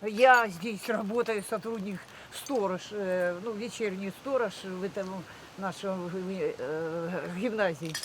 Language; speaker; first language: Russian; native; Russian